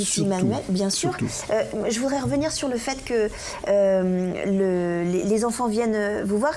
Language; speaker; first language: French; native; French